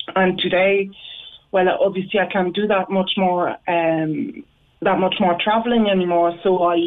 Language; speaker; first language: English; non-native, fluent; French